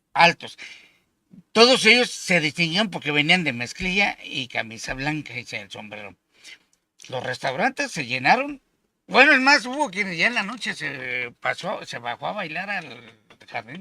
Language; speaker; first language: Spanish; native; Spanish